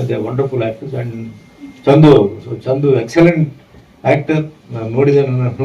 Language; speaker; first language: Kannada; non-native, fluent; Tulu